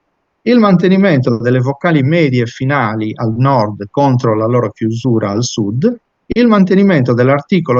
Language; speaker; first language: Italian; native; Italian